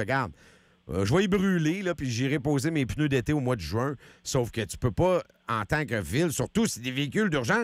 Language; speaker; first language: French; native; French